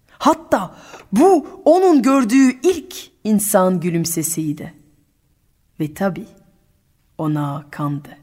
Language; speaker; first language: Turkish; non-native, fluent; French